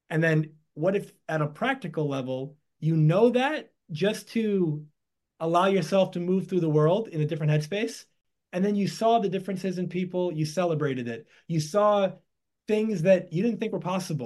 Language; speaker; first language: English; native; English